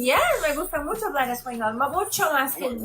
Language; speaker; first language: Spanish; non-native, learner; Portuguese